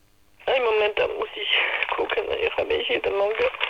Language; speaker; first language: German; non-native, learner; Polish